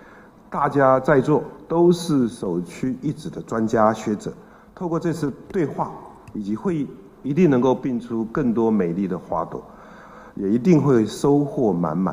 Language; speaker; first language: Chinese; native; Chinese